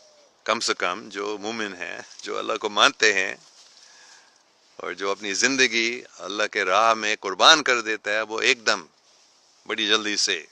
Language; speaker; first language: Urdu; non-native, fluent; English